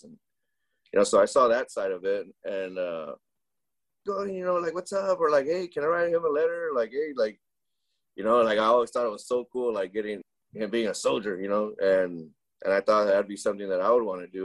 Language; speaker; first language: English; early bilingual, other home language; Spanish